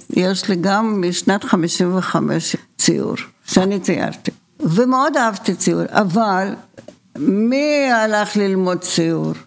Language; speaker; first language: Hebrew; early bilingual, other home language; Bulgarian